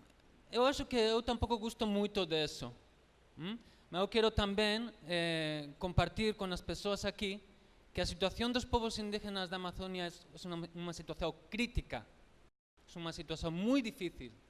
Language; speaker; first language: Portuguese; non-native, learner; Spanish